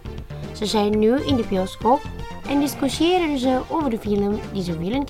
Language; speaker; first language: Dutch; non-native, fluent; Indonesian